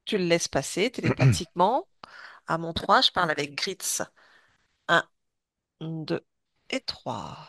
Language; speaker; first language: French; native; French